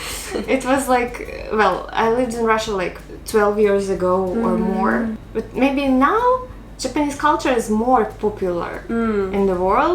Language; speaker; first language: English; non-native, fluent; Russian